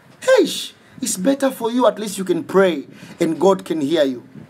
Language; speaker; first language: English; non-native, local second language; Swahili